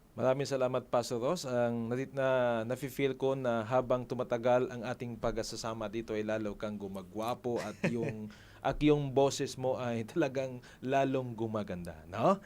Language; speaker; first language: Filipino; non-native, local second language; Hiligaynon